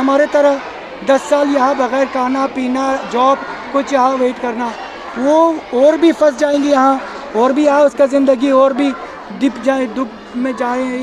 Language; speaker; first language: Hindi; non-native, fluent; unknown